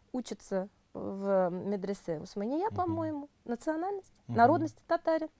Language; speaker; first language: Russian; native; Russian